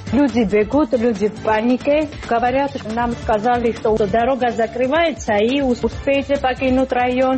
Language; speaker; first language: Russian; non-native, fluent; Georgian